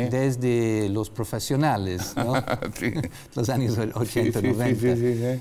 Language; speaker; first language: Spanish; non-native, fluent; English